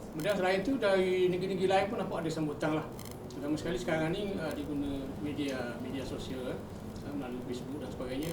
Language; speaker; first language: Malay; native; Malay